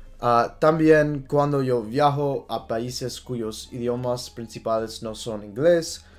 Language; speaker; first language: Spanish; non-native, learner; English